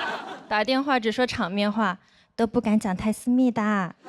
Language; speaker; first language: Chinese; native; Chinese